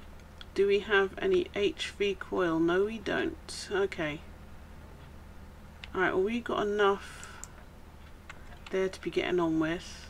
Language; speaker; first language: English; native; English